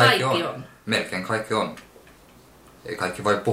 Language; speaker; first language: Finnish; early bilingual, heritage; Finnish